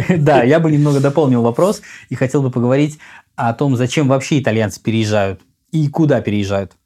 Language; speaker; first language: Russian; native; Russian